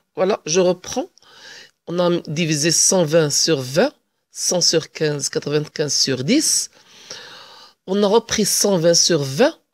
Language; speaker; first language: French; non-native, local second language; Arabic